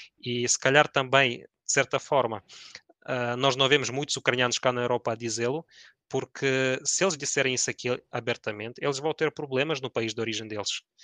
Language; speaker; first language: Portuguese; early bilingual, other home language; Ukrainian